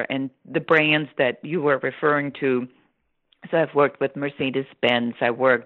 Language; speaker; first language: English; non-native, fluent; German